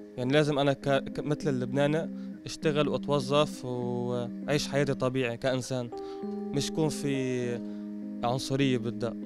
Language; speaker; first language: Arabic; native; Arabic